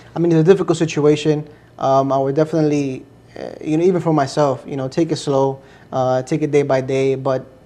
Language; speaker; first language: English; early bilingual, other home language; Spanish